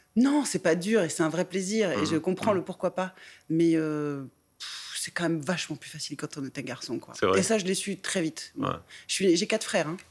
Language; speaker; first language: French; native; French